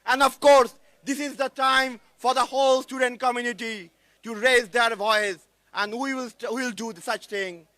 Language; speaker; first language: English; non-native, local second language; Bangla